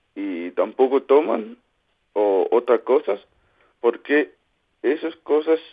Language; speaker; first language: Spanish; non-native, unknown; Kalaallisut